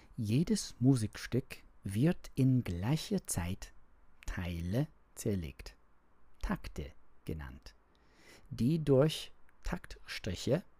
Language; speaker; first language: German; non-native, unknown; English